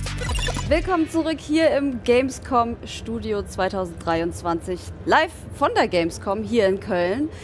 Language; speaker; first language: German; native; German